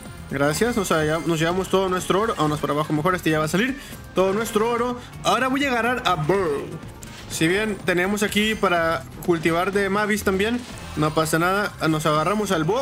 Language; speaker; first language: Spanish; native; Spanish